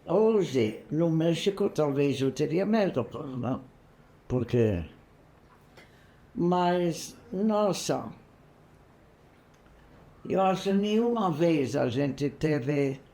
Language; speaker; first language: Portuguese; non-native, fluent; English